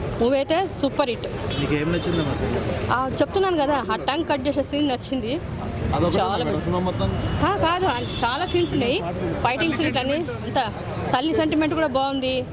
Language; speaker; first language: Telugu; native; Telugu